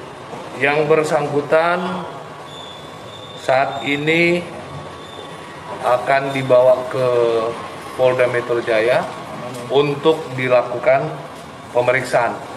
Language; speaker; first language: Indonesian; native; Indonesian